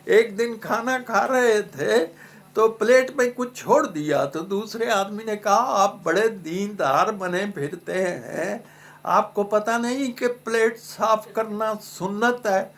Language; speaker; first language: Urdu; non-native, local second language; Punjabi